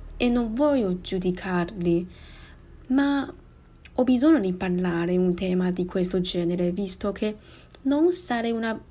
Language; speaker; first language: Italian; non-native, fluent; Chinese